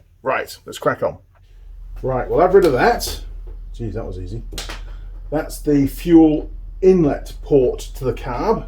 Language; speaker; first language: English; native; English